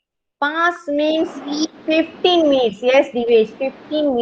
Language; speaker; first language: English; non-native, local second language; Tamil